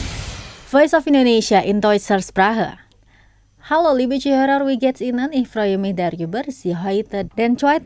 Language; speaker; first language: German; non-native, fluent; Indonesian